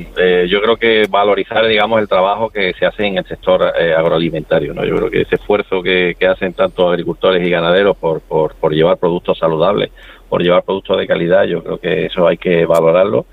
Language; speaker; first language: Spanish; native; Spanish